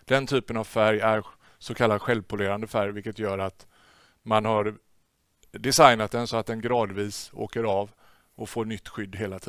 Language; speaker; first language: Swedish; native; Swedish